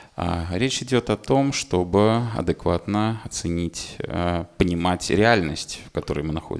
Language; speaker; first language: Russian; native; Russian